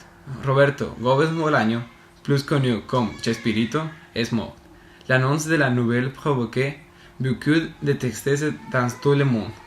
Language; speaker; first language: French; non-native, learner; Spanish